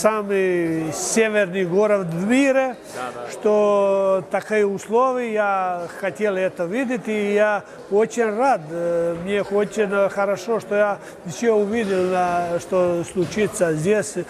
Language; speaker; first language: Russian; non-native, learner; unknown